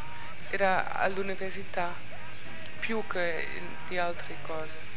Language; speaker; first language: Italian; non-native, learner; Dutch